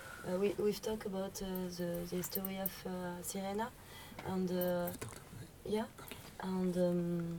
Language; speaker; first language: English; non-native, learner; French